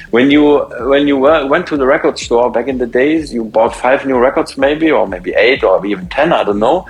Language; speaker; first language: English; non-native, fluent; German